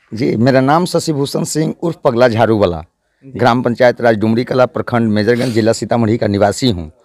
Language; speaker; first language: Hindi; native; Hindi